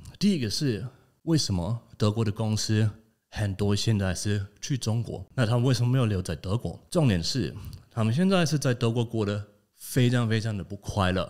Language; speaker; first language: Chinese; non-native, fluent; German